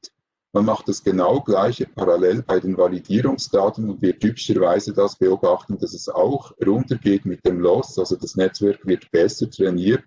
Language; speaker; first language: German; native; German